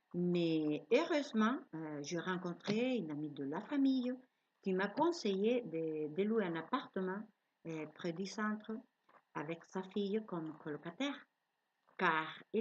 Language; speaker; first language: French; non-native, learner; Spanish